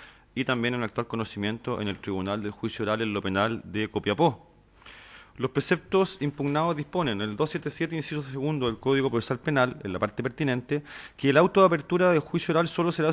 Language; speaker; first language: Spanish; native; Spanish